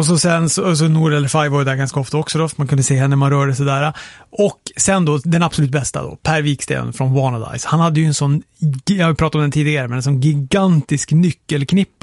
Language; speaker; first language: Swedish; native; Swedish